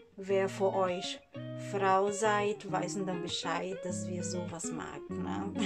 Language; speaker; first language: German; non-native, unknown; Portuguese